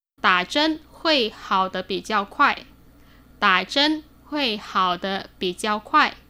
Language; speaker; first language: Chinese; non-native, fluent; Vietnamese